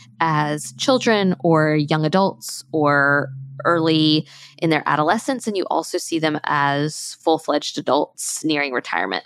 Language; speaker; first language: English; native; English